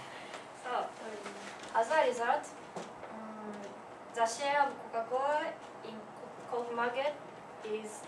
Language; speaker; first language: English; non-native, learner; Japanese